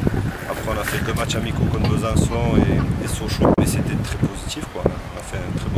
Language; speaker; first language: French; native; French